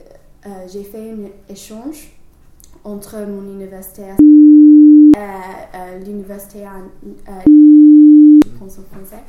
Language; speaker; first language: French; non-native, learner; English